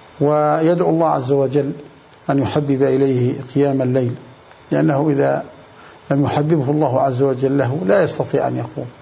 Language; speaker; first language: Arabic; native; Arabic